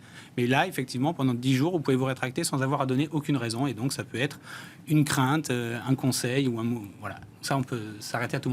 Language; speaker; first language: French; native; French